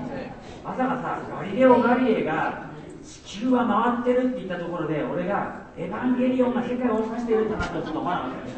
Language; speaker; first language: Japanese; native; Japanese